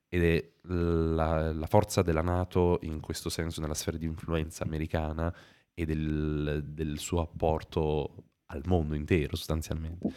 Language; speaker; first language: Italian; native; Italian